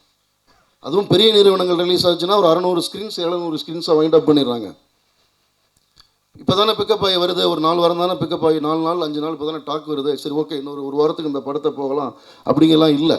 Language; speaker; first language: Tamil; native; Tamil